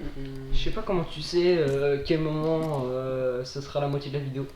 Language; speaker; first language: French; native; French